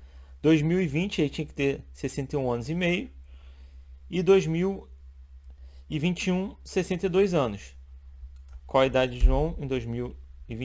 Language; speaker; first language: Portuguese; native; Portuguese